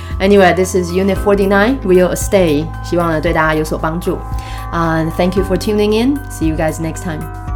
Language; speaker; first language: English; non-native, fluent; Chinese